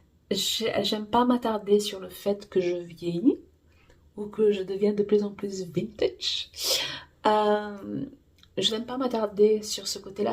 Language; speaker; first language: French; non-native, fluent; Portuguese